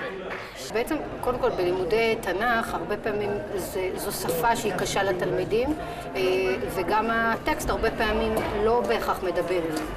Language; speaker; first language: Hebrew; native; Hebrew